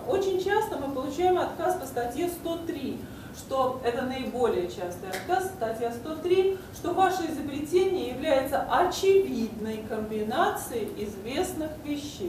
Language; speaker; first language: Russian; native; Russian